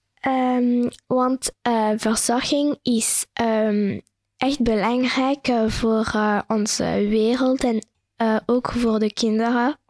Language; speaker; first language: Dutch; non-native, local second language; French